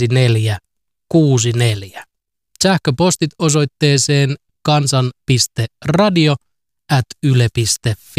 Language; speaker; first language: Finnish; native; Finnish